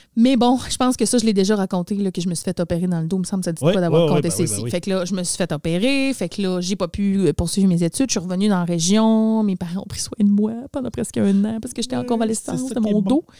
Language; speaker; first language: French; native; French